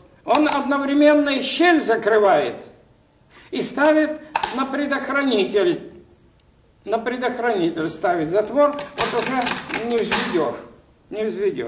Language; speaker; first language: Russian; native; Russian